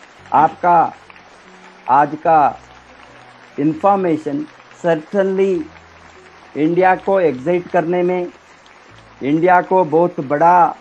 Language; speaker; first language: Hindi; non-native, local second language; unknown